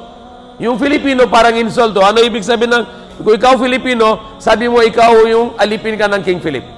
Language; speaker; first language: Filipino; non-native, fluent; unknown